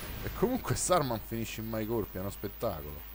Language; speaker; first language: Italian; native; Italian